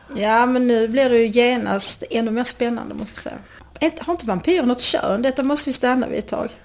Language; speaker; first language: Swedish; native; Swedish